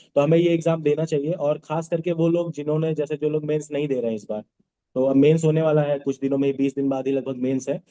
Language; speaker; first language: Hindi; non-native, local second language; Bhojpuri